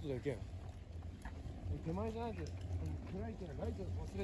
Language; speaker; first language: Japanese; native; Japanese